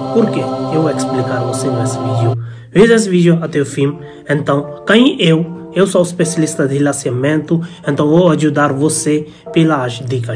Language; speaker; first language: Portuguese; non-native, learner; Hindi